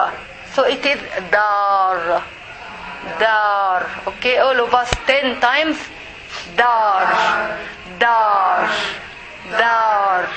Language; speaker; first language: English; non-native, fluent; Arabic